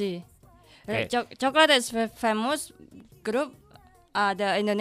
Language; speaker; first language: Catalan; non-native, learner; Indonesian